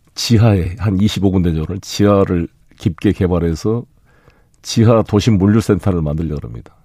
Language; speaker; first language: Korean; native; Korean